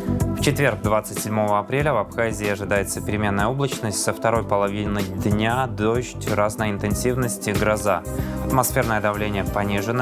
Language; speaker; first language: Russian; native; Russian